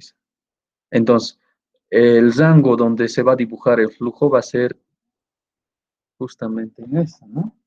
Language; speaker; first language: Spanish; native; Spanish